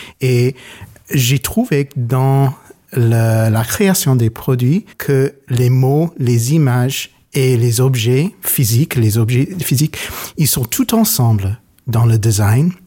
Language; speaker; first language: French; non-native, learner; English